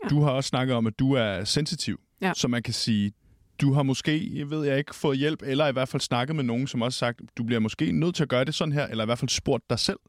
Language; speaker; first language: Danish; native; Danish